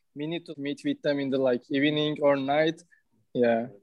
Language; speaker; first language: English; non-native, learner; Turkish